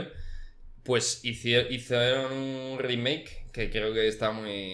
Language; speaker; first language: Spanish; native; Spanish